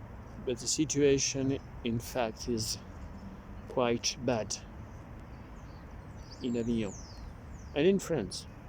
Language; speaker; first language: English; non-native, learner; French